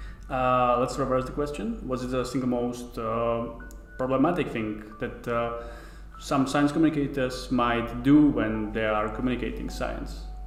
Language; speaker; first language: English; non-native, fluent; Czech